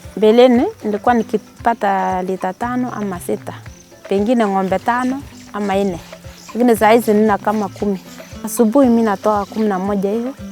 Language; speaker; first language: Swahili; non-native, local second language; Kalenjin